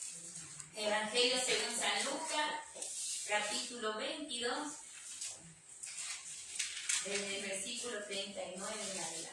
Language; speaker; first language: Spanish; native; Spanish